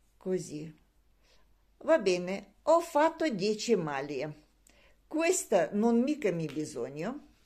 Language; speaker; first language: Italian; non-native, learner; Russian